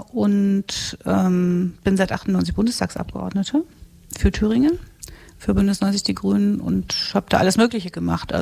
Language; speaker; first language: German; native; German